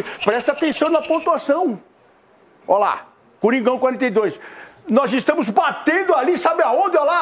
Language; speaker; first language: Portuguese; native; Portuguese